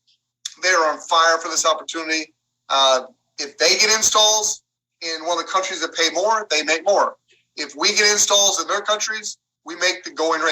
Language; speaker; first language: English; native; English